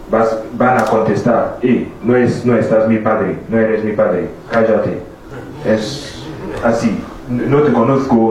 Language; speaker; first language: Spanish; non-native, fluent; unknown